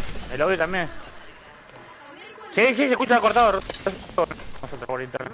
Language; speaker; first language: Spanish; native; Spanish